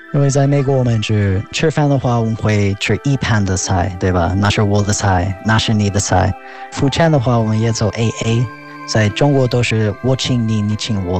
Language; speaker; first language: Chinese; non-native, fluent; English